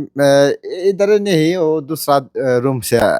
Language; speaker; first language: Hindi; non-native, learner; Bangla